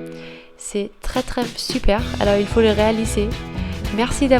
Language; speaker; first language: French; non-native, fluent; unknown